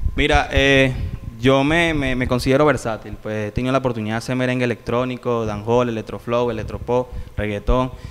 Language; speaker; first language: Spanish; native; Spanish